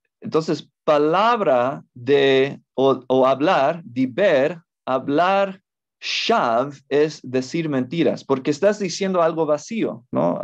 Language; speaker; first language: Spanish; non-native, fluent; English